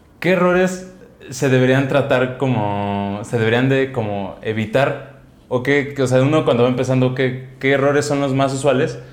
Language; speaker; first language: Spanish; native; Spanish